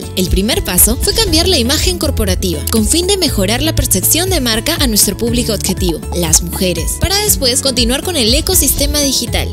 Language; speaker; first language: Spanish; non-native, fluent; German